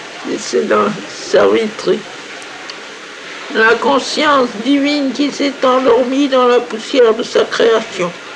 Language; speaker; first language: French; native; French